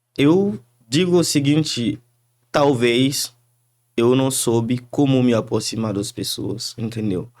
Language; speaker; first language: Portuguese; non-native, fluent; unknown